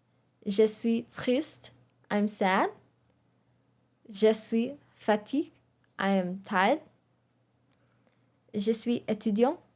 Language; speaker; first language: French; non-native, learner; English